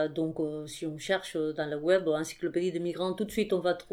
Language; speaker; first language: French; non-native, fluent; Spanish